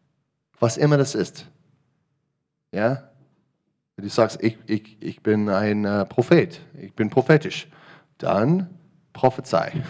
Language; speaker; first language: German; non-native, learner; English